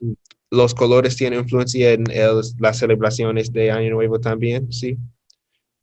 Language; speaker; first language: Spanish; non-native, learner; English